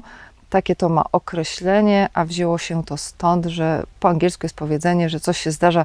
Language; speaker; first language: Polish; native; Polish